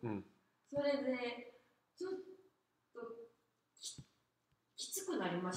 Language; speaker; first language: Japanese; non-native, fluent; Korean